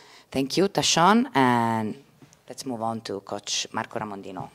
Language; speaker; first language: English; non-native, fluent; Italian